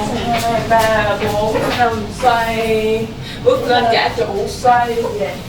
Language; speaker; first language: Vietnamese; native; Vietnamese